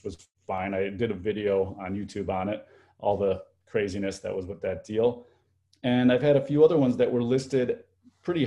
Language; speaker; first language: English; native; English